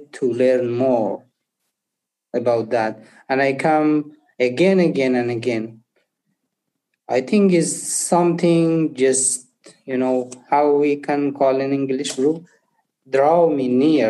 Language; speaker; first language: English; non-native, learner; Persian